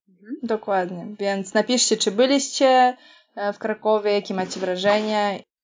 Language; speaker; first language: Polish; non-native, fluent; Russian